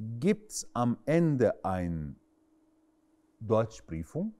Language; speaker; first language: German; non-native, fluent; Arabic